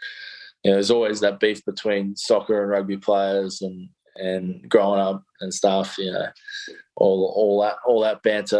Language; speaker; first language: English; native; English